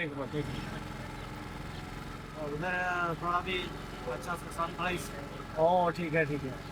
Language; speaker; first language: Hindi; non-native, local second language; Malayalam